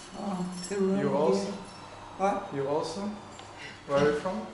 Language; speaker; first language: English; non-native, learner; Ukrainian